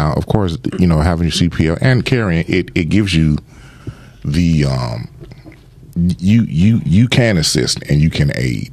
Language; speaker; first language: English; native; English